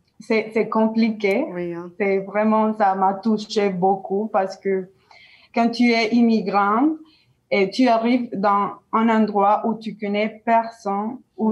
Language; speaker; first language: French; non-native, learner; Spanish